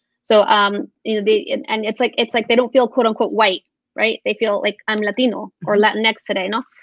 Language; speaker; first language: English; early bilingual, other home language; Spanish